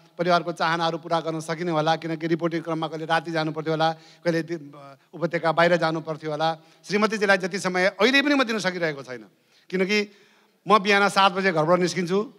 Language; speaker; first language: Nepali; native; Nepali